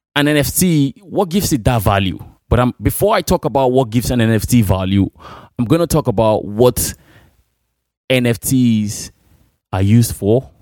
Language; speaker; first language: English; non-native, local second language; Igbo